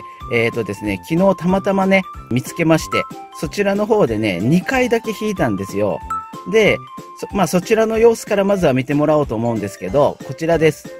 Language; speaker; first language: Japanese; native; Japanese